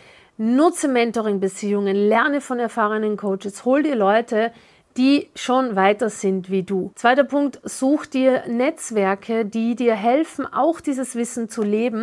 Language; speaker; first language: German; native; German